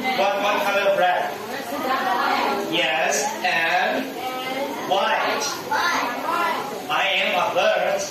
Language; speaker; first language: English; non-native, learner; Thai